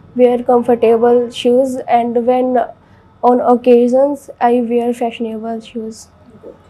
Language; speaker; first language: English; non-native, local second language; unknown